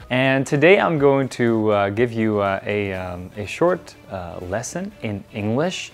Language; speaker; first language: English; non-native, fluent; Dutch